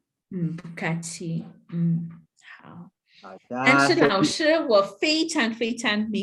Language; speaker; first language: Chinese; non-native, learner; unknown